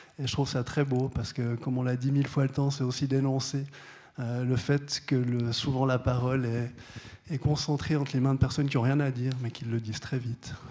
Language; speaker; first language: French; native; French